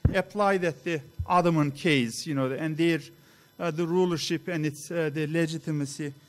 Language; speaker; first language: English; non-native, fluent; Turkish